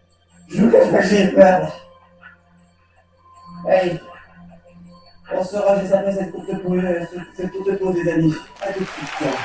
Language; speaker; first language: French; native; French